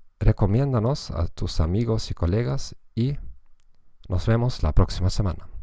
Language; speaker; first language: Spanish; non-native, fluent; German